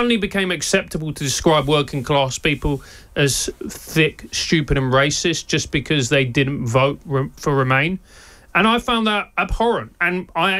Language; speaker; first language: English; non-native, local second language; Spanish